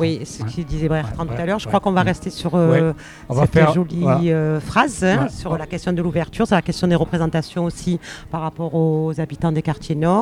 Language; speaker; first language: French; native; French